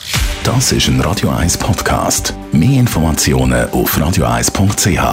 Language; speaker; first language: German; native; German